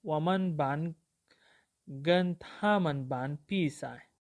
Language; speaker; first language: Chinese; non-native, fluent; Urdu